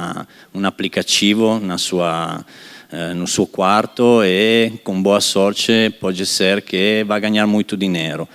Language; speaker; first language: Portuguese; non-native, fluent; Italian